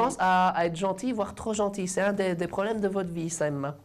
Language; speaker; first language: French; native; French